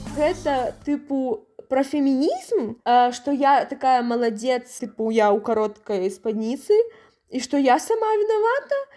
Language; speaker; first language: Belarusian; non-native, local second language; Russian